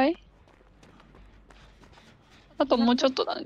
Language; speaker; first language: Japanese; native; Japanese